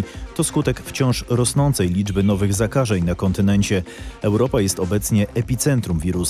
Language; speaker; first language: Polish; native; Polish